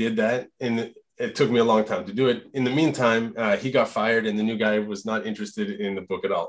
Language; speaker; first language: English; non-native, fluent; French